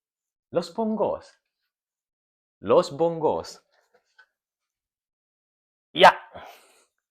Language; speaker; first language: German; non-native, learner; Spanish